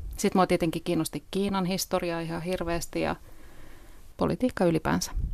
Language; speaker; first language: Finnish; early bilingual, heritage; Finnish